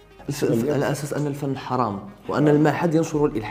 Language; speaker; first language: Arabic; native; Arabic